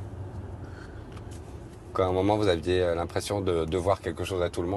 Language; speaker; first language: French; native; French